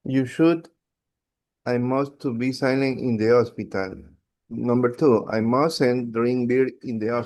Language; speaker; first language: English; non-native, learner; Spanish